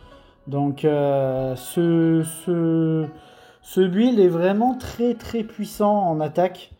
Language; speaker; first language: French; native; French